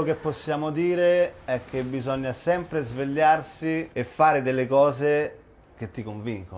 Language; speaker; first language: Italian; native; Italian